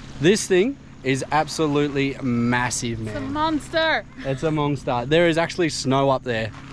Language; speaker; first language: English; native; English